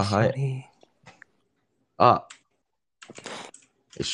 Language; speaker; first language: Japanese; non-native, learner; Indonesian